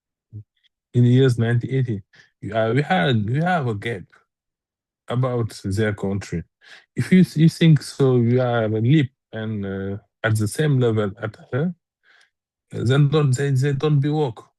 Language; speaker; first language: English; non-native, learner; French